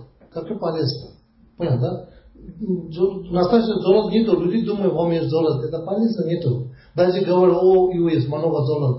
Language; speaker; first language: Russian; non-native, learner; Tibetan